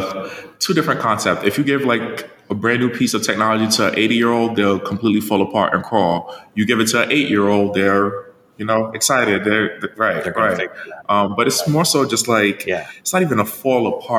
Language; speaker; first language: English; early bilingual, other home language; Haitian Creole